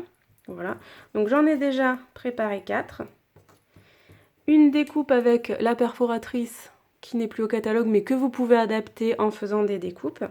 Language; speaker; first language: French; native; French